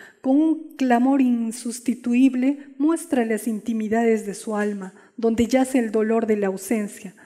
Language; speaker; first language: Spanish; non-native, local second language; Quechua